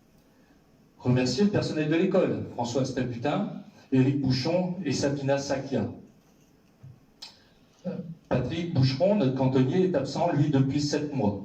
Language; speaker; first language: French; native; French